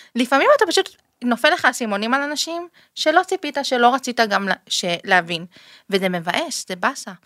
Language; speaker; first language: Hebrew; early bilingual, other home language; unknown